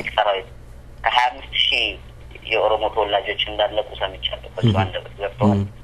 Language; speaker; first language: Amharic; non-native, local second language; Oromo